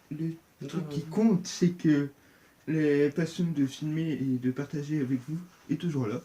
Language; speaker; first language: French; native; French